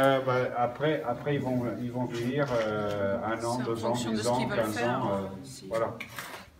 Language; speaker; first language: French; non-native, fluent; Portuguese